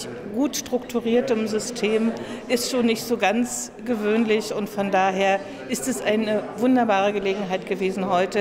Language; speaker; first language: German; native; German